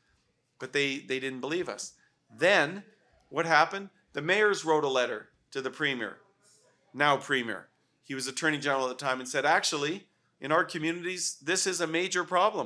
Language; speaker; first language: English; native; English